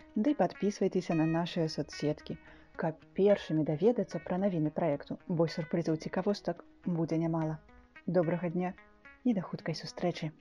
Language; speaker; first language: Belarusian; native; Belarusian